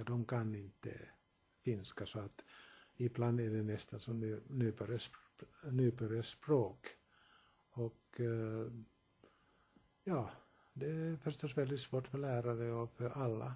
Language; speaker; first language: Swedish; non-native, local second language; Finnish